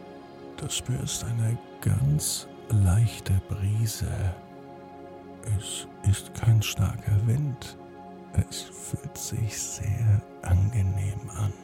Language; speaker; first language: German; native; German